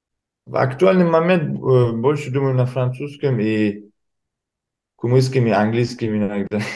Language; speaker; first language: Russian; early bilingual, heritage; Kumyk